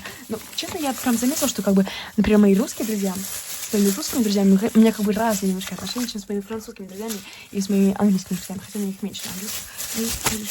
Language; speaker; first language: Russian; early bilingual, heritage; Russian